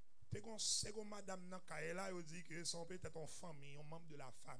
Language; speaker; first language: French; non-native, local second language; Haitian Creole